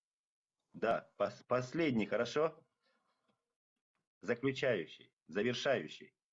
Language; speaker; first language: Russian; native; Russian